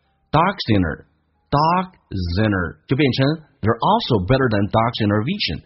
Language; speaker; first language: English; non-native, fluent; Chinese